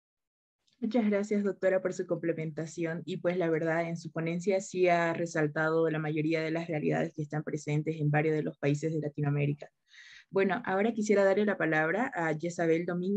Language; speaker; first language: Spanish; native; Spanish